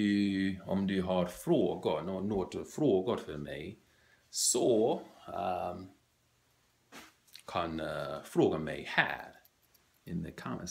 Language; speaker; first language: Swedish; non-native, learner; English